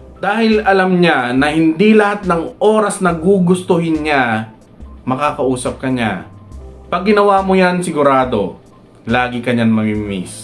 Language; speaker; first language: Filipino; native; Filipino